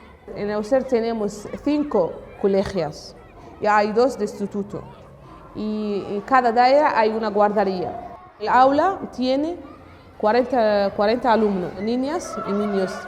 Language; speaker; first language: Spanish; non-native, learner; Arabic